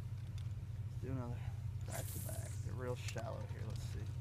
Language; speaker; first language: English; native; English